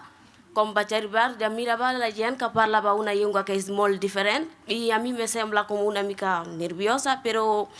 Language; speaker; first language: Catalan; non-native, learner; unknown